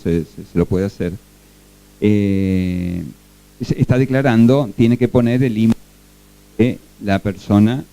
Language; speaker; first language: Spanish; native; Spanish